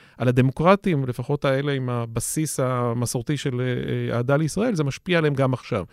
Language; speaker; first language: Hebrew; native; Hebrew